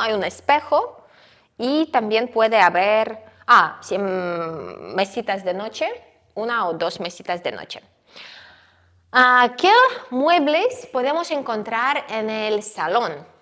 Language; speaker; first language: Spanish; non-native, fluent; Ukrainian